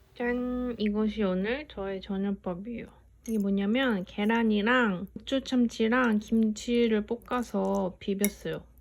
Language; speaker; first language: Korean; native; Korean